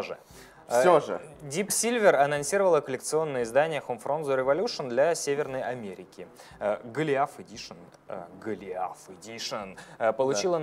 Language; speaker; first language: Russian; native; Russian